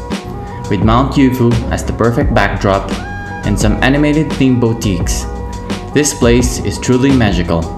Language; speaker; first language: English; non-native, local second language; Filipino